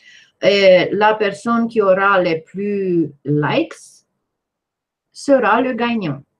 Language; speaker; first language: French; non-native, fluent; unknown